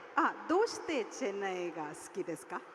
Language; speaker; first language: Japanese; non-native, fluent; Tamil